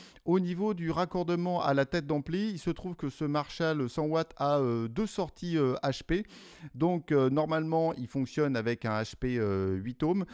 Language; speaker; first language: French; native; French